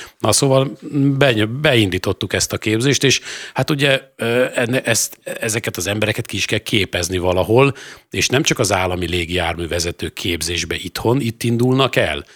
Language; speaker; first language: Hungarian; native; Hungarian